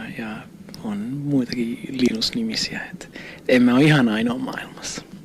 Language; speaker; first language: Finnish; non-native, local second language; Swedish